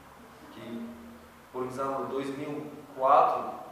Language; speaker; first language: Portuguese; non-native, learner; Arabic